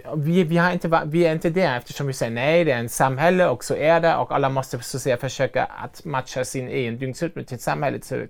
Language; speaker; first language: Swedish; non-native, fluent; German